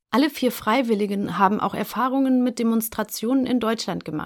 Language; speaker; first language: German; native; German